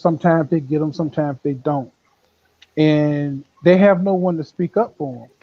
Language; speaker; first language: English; native; English